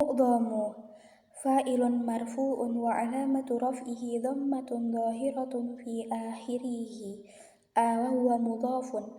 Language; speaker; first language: Arabic; non-native, learner; Indonesian